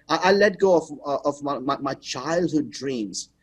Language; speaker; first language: English; non-native, local second language; Bangla